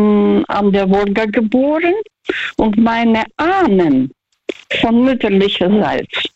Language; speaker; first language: German; non-native, fluent; Russian